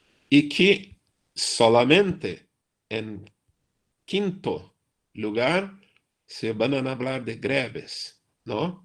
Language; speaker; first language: Spanish; non-native, fluent; Portuguese